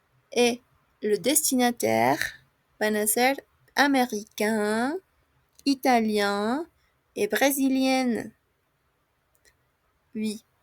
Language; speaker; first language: French; non-native, fluent; Spanish